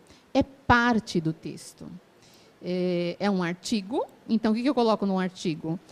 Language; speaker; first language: Portuguese; native; Portuguese